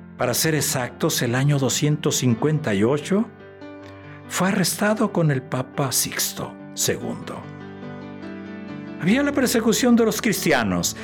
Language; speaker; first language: Spanish; native; Spanish